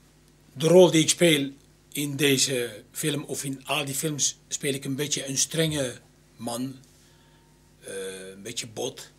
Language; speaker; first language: Dutch; non-native, local second language; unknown